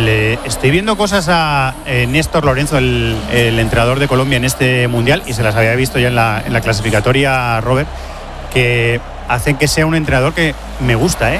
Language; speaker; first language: Spanish; native; Spanish